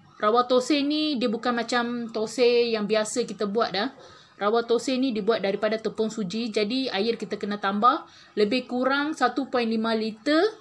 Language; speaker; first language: Malay; non-native, local second language; Tamil